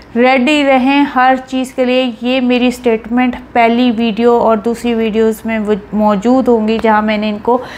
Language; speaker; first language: Urdu; native; Urdu